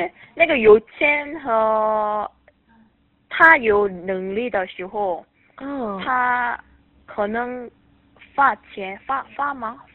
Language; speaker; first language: Chinese; non-native, learner; Korean